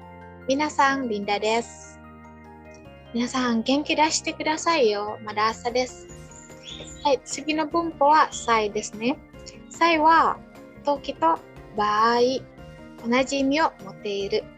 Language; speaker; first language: Japanese; non-native, learner; Indonesian